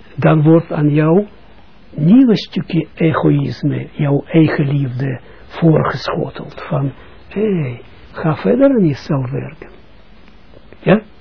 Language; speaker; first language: Dutch; non-native, fluent; Russian